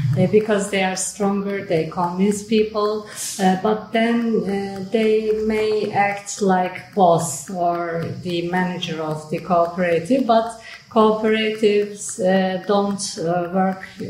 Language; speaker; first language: English; non-native, fluent; Turkish